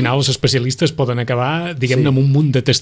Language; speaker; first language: Catalan; native; Catalan